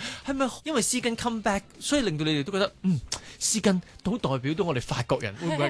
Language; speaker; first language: Cantonese; native; Cantonese